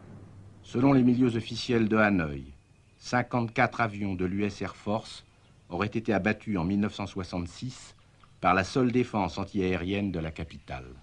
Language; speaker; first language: French; native; French